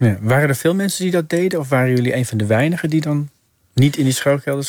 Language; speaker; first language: Dutch; native; Dutch